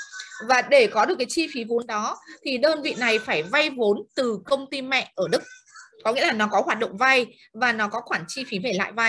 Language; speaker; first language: Vietnamese; native; Vietnamese